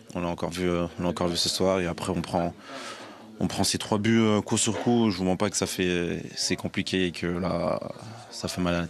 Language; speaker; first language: French; native; French